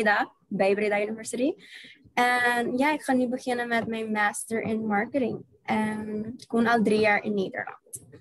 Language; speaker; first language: Dutch; non-native, local second language; Papiamento